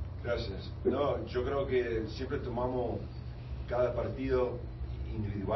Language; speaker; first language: Spanish; early bilingual, heritage; Spanish